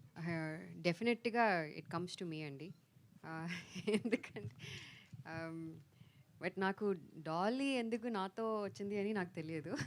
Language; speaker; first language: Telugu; non-native, fluent; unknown